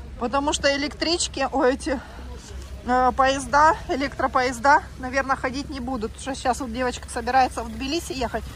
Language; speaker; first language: Russian; native; Russian